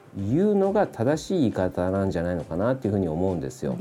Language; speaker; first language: Japanese; native; Japanese